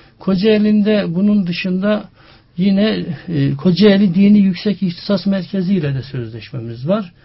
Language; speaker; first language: Turkish; native; Turkish